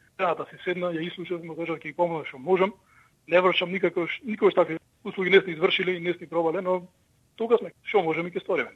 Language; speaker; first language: Macedonian; early bilingual, heritage; Macedonian